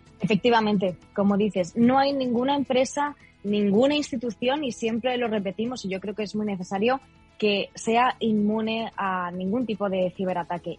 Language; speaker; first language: Spanish; native; Spanish